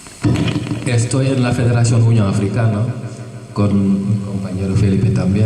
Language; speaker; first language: Spanish; non-native, fluent; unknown